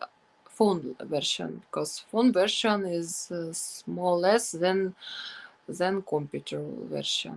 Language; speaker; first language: English; non-native, learner; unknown